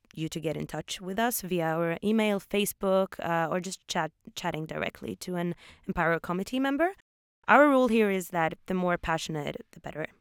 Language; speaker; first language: English; early bilingual, other home language; Polish